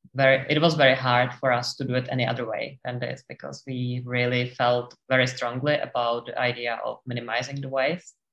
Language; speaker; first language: English; non-native, fluent; Czech